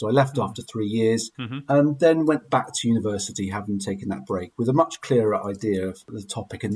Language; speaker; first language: English; native; English